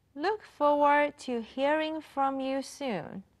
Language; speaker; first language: English; non-native, fluent; Chinese